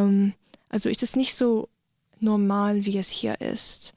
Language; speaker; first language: German; non-native, learner; English